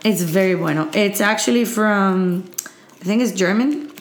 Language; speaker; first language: English; early bilingual, other home language; Spanish